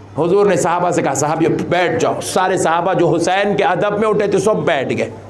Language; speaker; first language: Hindi; non-native, local second language; Urdu